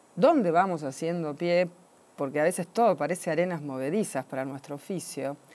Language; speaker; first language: Spanish; native; Spanish